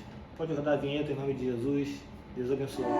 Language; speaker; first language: Portuguese; native; Portuguese